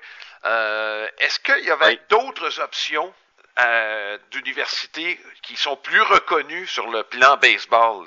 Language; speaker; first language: French; native; French